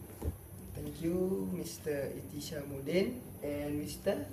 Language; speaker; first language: English; non-native, local second language; Malay